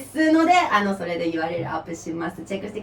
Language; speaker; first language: Japanese; non-native, fluent; English